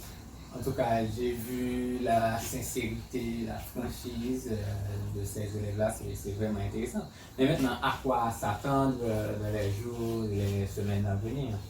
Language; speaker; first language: French; native; French